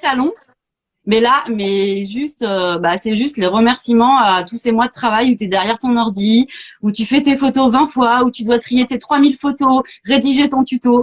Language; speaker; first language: French; native; French